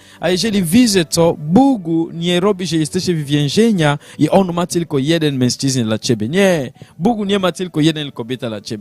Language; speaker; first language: Polish; non-native, learner; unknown